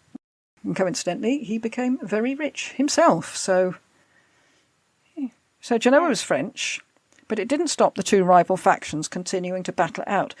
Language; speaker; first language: English; native; English